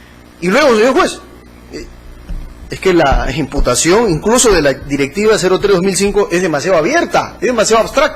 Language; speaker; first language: Spanish; native; Spanish